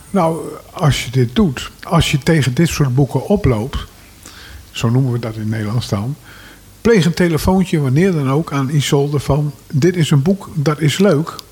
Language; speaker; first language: Dutch; native; Dutch